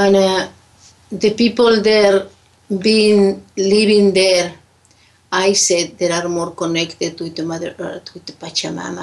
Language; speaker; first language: English; non-native, fluent; Spanish